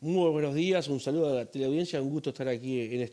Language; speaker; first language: Spanish; native; Spanish